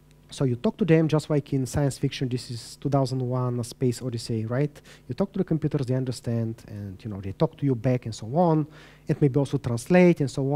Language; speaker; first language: English; non-native, fluent; Bulgarian